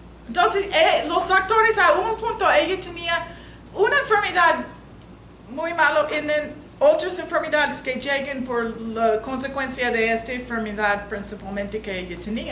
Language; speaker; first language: Spanish; non-native, learner; English